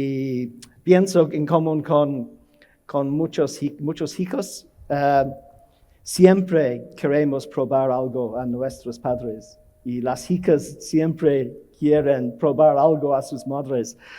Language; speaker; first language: Spanish; non-native, learner; English